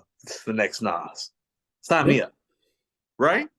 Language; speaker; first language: English; native; English